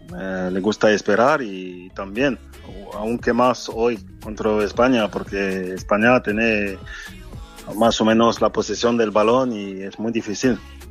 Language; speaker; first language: Spanish; non-native, fluent; French